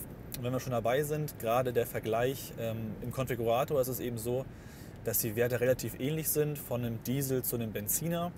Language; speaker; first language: German; native; German